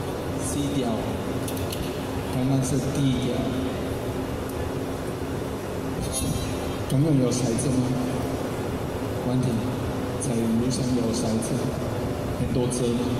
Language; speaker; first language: Chinese; non-native, fluent; English